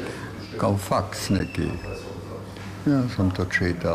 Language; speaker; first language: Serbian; non-native, fluent; German